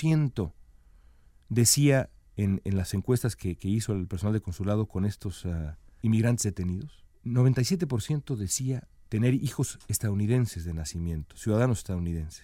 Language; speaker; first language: Spanish; native; Spanish